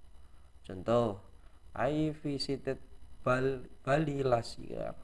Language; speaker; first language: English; non-native, learner; Indonesian